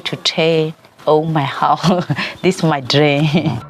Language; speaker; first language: English; non-native, learner; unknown